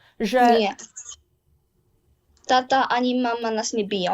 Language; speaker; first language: Polish; early bilingual, heritage; Polish